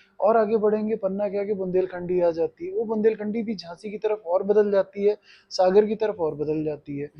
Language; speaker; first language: Hindi; native; Hindi